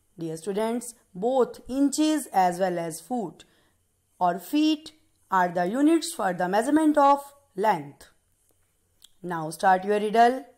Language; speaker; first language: English; non-native, local second language; Punjabi